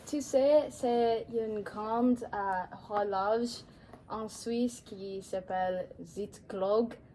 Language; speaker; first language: French; non-native, learner; English